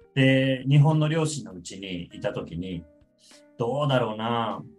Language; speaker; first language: Japanese; native; Japanese